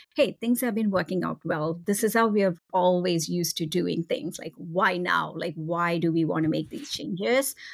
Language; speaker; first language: English; non-native, local second language; Tamil